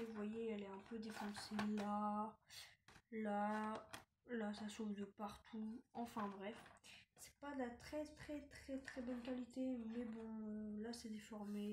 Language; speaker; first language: French; native; French